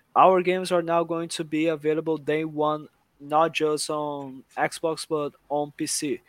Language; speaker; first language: English; non-native, fluent; Portuguese